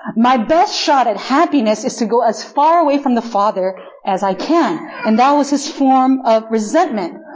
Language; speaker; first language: English; non-native, fluent; Spanish